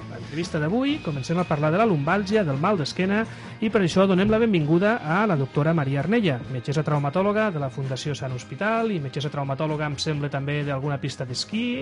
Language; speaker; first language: Catalan; native; Catalan